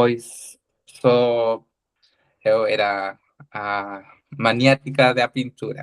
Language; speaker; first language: Portuguese; non-native, learner; Spanish